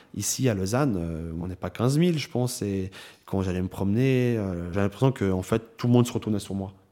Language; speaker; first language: French; native; French